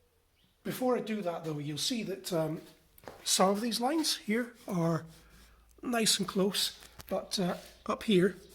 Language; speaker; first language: English; native; English